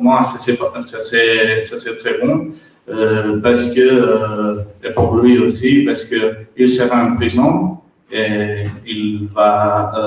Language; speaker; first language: French; non-native, learner; Catalan